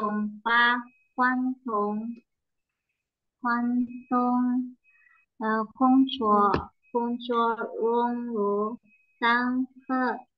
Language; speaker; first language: Chinese; non-native, learner; Indonesian